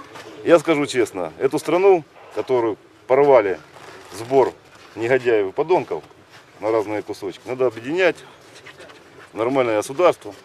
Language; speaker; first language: Russian; native; Russian